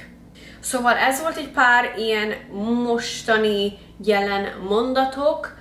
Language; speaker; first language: Hungarian; early bilingual, heritage; Hungarian